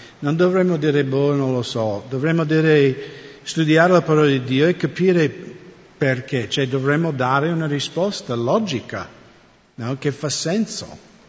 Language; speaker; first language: Italian; non-native, fluent; English